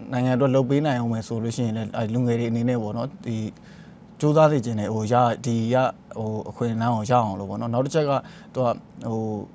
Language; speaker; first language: Burmese; native; Burmese